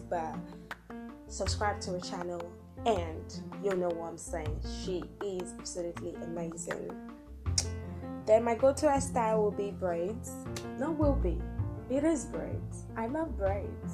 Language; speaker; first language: English; non-native, local second language; Ibibio